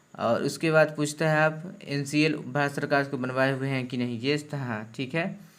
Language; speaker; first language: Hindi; native; Hindi